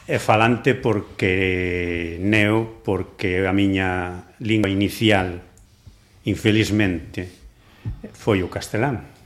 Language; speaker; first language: Galician; non-native, local second language; Spanish